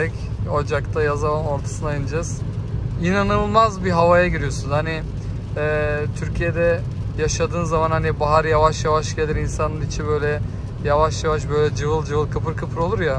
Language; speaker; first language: Turkish; native; Turkish